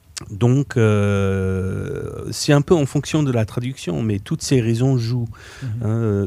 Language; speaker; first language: French; non-native, fluent; English